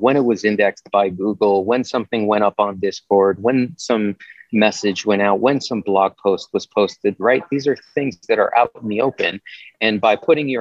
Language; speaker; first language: English; native; English